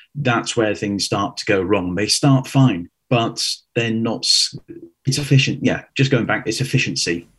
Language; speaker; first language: English; native; English